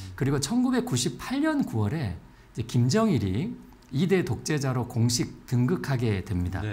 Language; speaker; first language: Korean; native; Korean